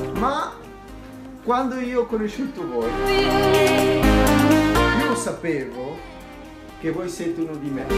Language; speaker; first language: Italian; non-native, learner; Spanish